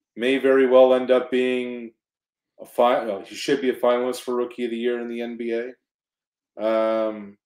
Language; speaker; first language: English; native; English